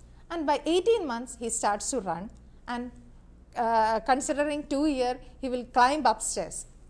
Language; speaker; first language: English; non-native, local second language; Malayalam